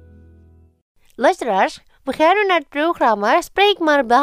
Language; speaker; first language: Dutch; non-native, fluent; Indonesian